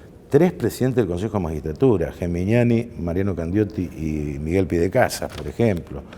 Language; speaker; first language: Spanish; native; Spanish